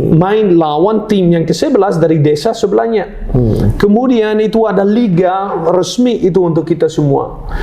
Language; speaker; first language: Indonesian; non-native, fluent; Dutch